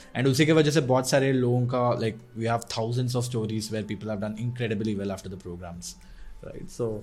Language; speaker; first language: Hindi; non-native, local second language; Odia